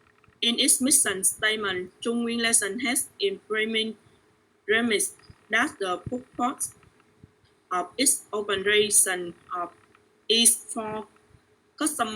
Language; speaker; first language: English; non-native, learner; Vietnamese